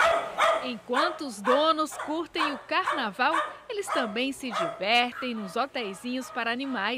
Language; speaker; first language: Portuguese; native; Portuguese